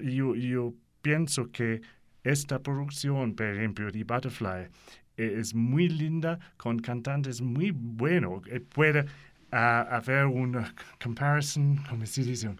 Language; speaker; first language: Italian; non-native, learner; English